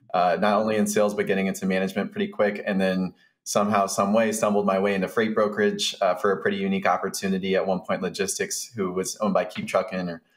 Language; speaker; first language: English; native; English